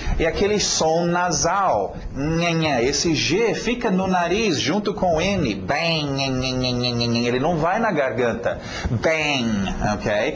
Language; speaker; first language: Portuguese; non-native, fluent; English